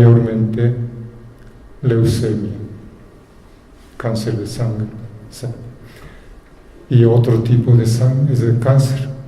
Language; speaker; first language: Spanish; non-native, fluent; Japanese